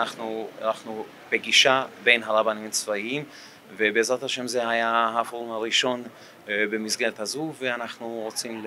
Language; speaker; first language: Hebrew; non-native, fluent; German